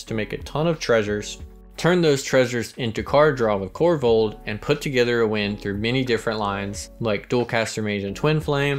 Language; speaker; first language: English; native; English